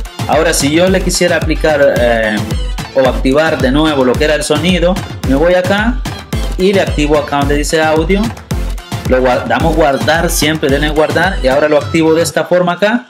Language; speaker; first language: Spanish; native; Spanish